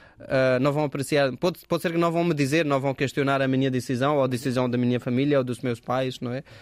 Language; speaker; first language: Portuguese; non-native, fluent; Hindi